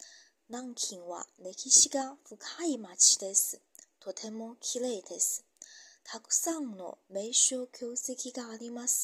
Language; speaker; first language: Japanese; non-native, learner; Chinese